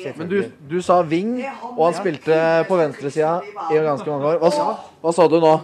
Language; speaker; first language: Norwegian; native; Norwegian